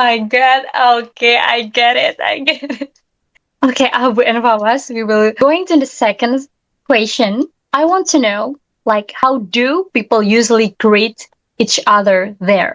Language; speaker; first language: English; non-native, learner; Indonesian